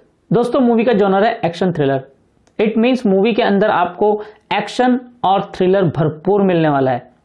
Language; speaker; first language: Hindi; native; Hindi